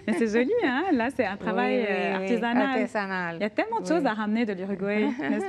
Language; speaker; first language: French; non-native, local second language; Arabic